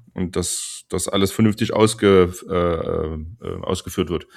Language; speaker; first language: German; native; German